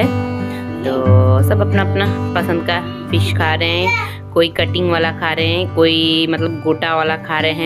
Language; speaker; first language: Hindi; native; Hindi